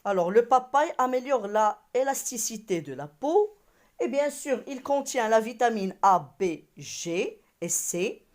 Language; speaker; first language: French; non-native, local second language; Arabic